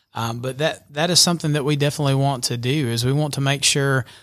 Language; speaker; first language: English; native; English